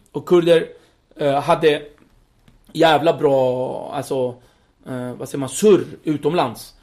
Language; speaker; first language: Swedish; early bilingual, other home language; Kurdish